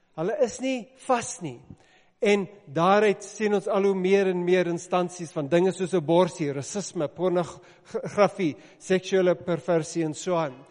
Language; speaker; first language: Afrikaans; non-native, local second language; English